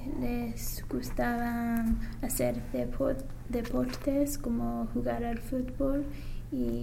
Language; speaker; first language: Spanish; non-native, learner; English